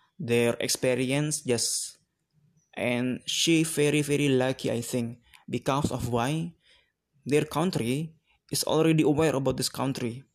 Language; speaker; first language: English; non-native, learner; Indonesian